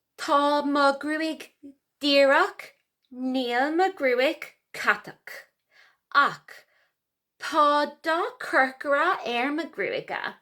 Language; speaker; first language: Irish; non-native, local second language; English